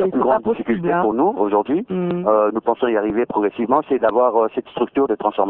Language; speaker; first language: French; non-native, local second language; Luba-Lulua